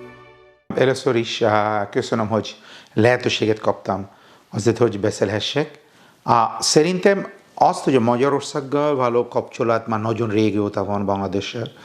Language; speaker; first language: Hungarian; non-native, fluent; Bangla